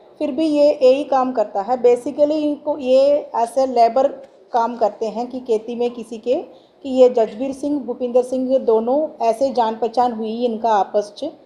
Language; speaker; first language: Hindi; non-native, local second language; Tamil